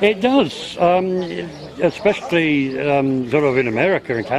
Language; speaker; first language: English; native; English